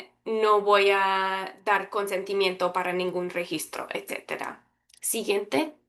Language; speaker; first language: Spanish; early bilingual, heritage; Spanish